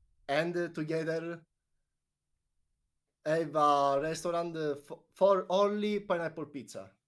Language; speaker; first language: English; non-native, learner; Italian